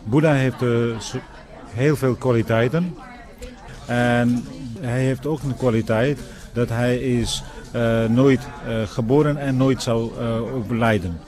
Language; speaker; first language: Dutch; non-native, fluent; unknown